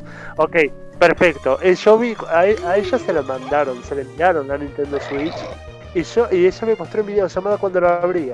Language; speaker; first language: Spanish; native; Spanish